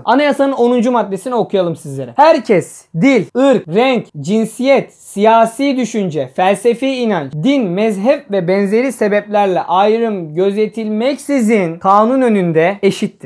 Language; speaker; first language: Turkish; native; Turkish